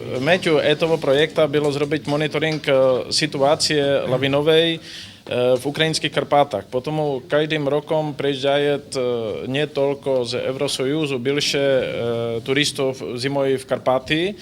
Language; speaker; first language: Slovak; non-native, learner; Ukrainian